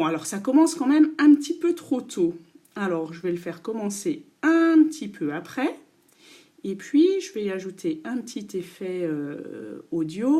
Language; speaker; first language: French; native; French